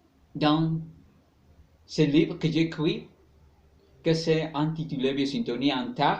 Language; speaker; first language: French; non-native, learner; Spanish